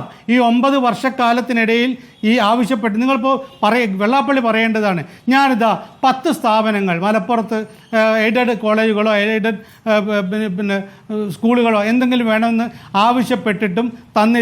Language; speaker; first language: Malayalam; native; Malayalam